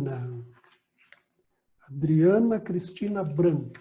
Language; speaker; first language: Portuguese; native; Portuguese